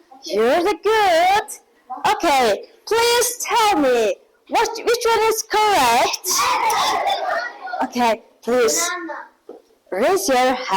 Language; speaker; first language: English; non-native, learner; Mongolian